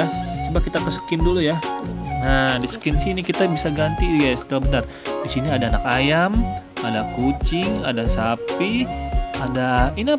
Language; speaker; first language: Indonesian; native; Indonesian